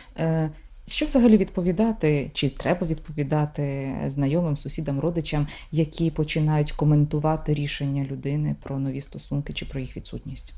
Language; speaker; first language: Ukrainian; native; Ukrainian